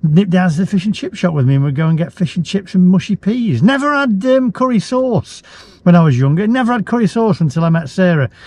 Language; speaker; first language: English; native; English